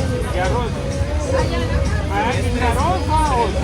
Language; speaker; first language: Spanish; non-native, learner; Portuguese